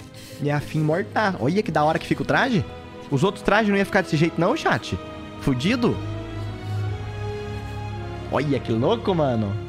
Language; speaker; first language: Portuguese; native; Portuguese